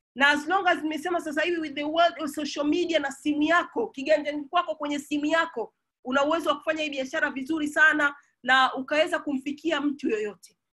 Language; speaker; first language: Swahili; native; Swahili